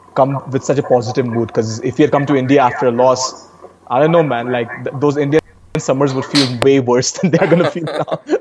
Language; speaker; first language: English; non-native, local second language; Hindi